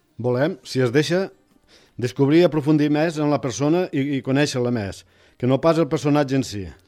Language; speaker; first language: Catalan; native; Catalan